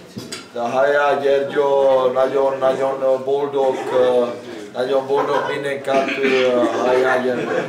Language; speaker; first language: Hungarian; non-native, learner; Czech